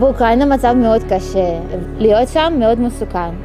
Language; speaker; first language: Hebrew; non-native, learner; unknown